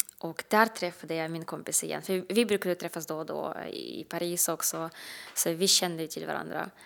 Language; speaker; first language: Swedish; non-native, fluent; Russian